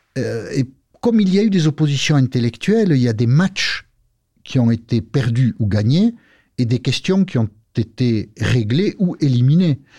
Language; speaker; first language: French; non-native, local second language; Basque